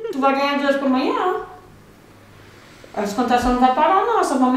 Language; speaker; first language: Portuguese; native; Portuguese